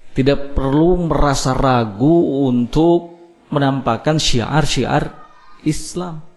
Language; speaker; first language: Indonesian; native; Indonesian